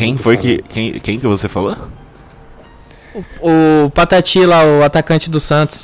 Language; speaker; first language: Portuguese; native; Portuguese